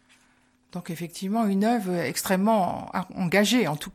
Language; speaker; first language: French; native; French